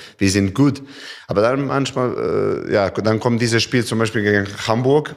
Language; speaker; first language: German; non-native, learner; Serbian